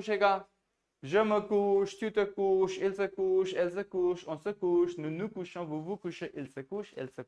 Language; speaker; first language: French; non-native, fluent; Hindi